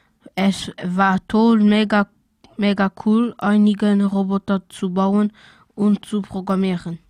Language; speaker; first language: German; non-native, local second language; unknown